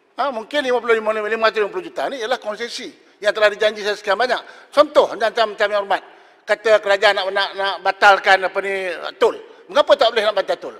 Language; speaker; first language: Malay; native; Malay